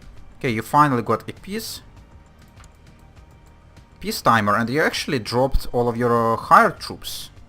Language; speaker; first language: English; non-native, fluent; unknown